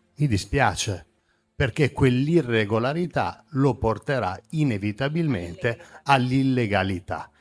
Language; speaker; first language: Italian; early bilingual, other home language; Croatian